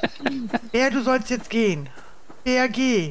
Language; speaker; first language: German; native; German